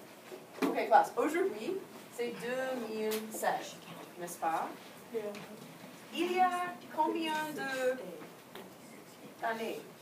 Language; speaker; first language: French; non-native, fluent; English